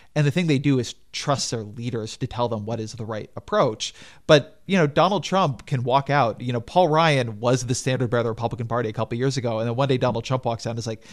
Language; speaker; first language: English; native; English